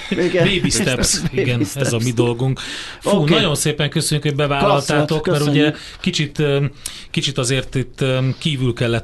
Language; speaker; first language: Hungarian; native; Hungarian